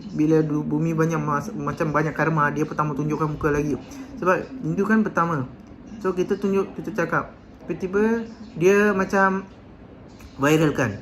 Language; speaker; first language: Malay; non-native, local second language; Tamil